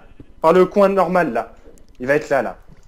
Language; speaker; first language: French; native; French